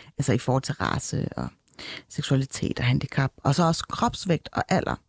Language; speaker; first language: Danish; early bilingual, other home language; Turkish